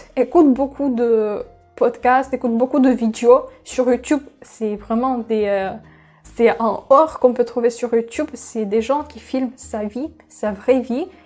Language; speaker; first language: French; non-native, fluent; Russian